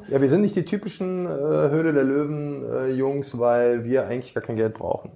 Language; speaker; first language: German; early bilingual, other home language; Bosnian